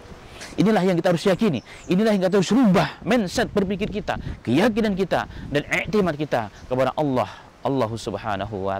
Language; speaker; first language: Indonesian; native; Indonesian